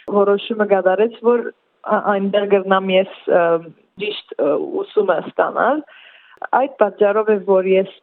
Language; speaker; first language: Armenian; early bilingual, heritage; Armenian